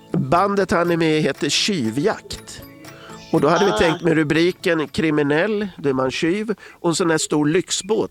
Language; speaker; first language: Swedish; native; Swedish